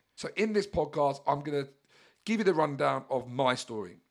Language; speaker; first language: English; native; English